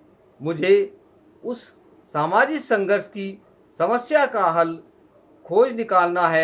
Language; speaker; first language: Hindi; native; Hindi